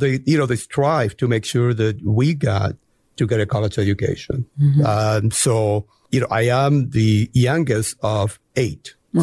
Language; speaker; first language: English; non-native, fluent; Spanish